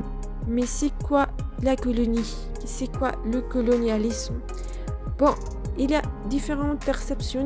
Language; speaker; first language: French; non-native, fluent; Spanish